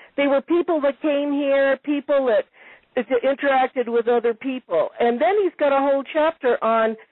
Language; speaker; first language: English; non-native, fluent; Italian